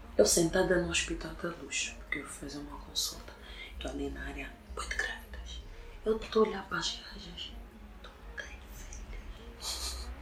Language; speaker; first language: Portuguese; early bilingual, other home language; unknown